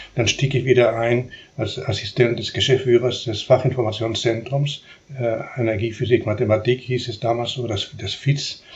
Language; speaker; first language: German; non-native, fluent; Spanish